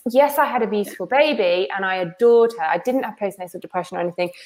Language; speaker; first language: English; native; English